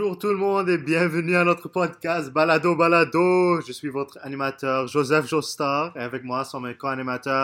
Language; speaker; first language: French; non-native, local second language; English